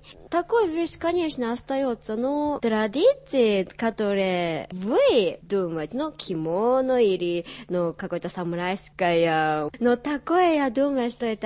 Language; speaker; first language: Russian; non-native, learner; Japanese